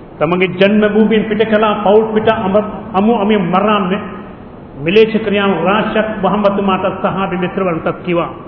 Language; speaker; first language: Sinhala; non-native, local second language; Tamil